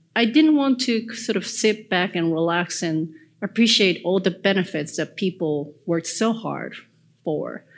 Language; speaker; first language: English; early bilingual, other home language; Korean